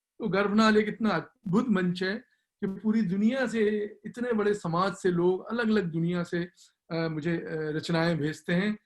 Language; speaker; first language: Hindi; native; Hindi